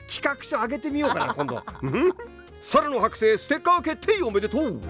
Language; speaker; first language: Japanese; native; Japanese